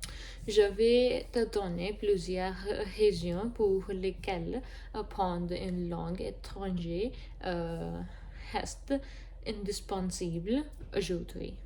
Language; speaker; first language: French; non-native, learner; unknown